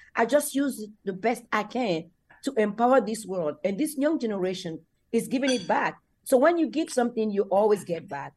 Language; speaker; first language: English; non-native, fluent; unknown